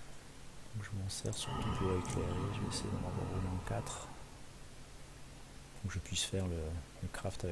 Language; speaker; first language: French; native; French